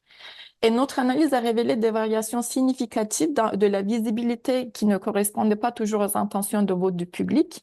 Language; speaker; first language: French; native; French